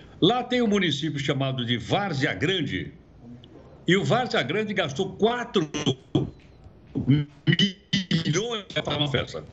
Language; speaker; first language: Portuguese; native; Portuguese